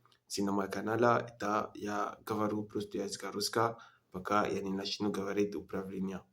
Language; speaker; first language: Russian; non-native, learner; French